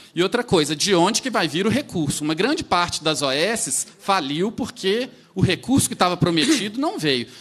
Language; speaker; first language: Portuguese; native; Portuguese